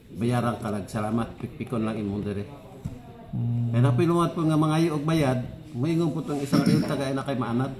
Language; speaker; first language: Cebuano; non-native, local second language; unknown